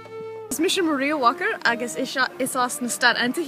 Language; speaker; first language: Irish; non-native, learner; English